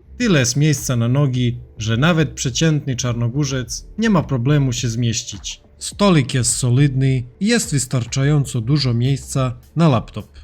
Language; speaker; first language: Polish; non-native, fluent; Serbian